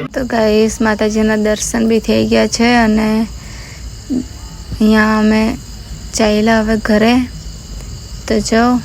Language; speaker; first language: Gujarati; non-native, local second language; Gamit